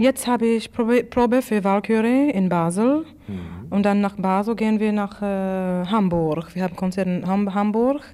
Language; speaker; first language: German; non-native, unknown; English